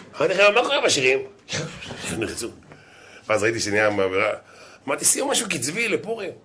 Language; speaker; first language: Hebrew; native; Hebrew